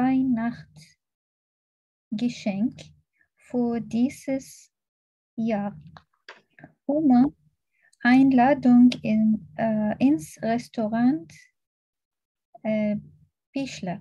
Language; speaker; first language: German; non-native, learner; Arabic